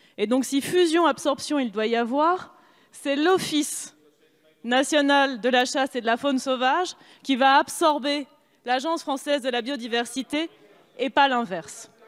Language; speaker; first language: French; native; French